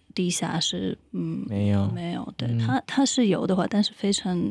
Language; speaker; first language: Chinese; non-native, fluent; Ukrainian